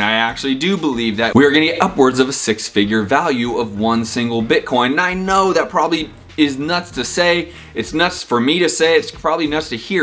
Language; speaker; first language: English; native; English